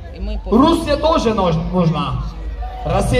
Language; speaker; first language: Russian; non-native, learner; Turkish